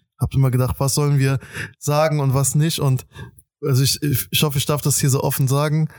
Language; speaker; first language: German; early bilingual, other home language; Persian